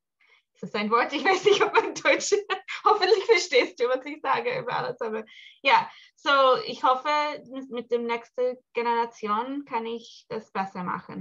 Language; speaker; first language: German; early bilingual, heritage; English